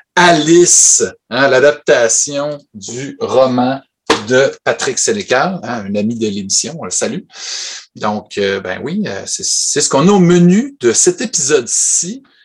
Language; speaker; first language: French; native; French